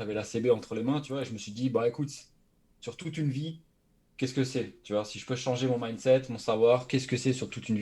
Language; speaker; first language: French; native; French